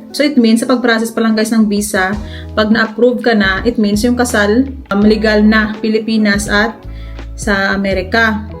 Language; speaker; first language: Filipino; native; Filipino